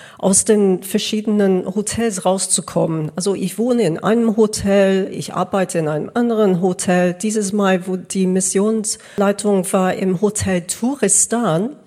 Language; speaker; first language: German; non-native, fluent; English